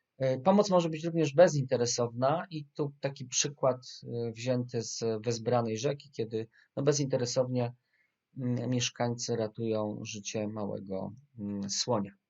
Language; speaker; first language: Polish; native; Polish